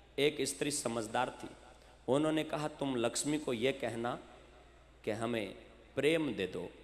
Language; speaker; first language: Hindi; native; Hindi